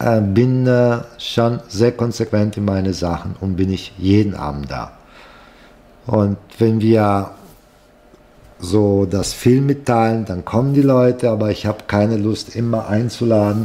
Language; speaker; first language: German; non-native, fluent; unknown